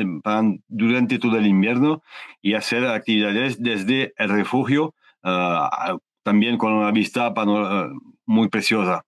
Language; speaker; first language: Spanish; non-native, learner; French